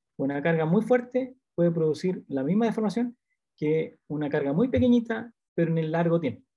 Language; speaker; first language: Spanish; native; Spanish